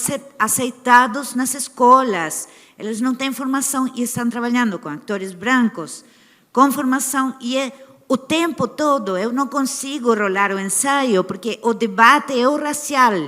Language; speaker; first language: Portuguese; non-native, fluent; Spanish